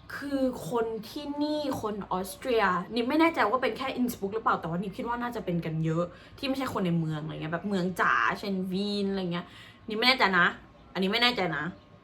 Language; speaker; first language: Thai; native; Thai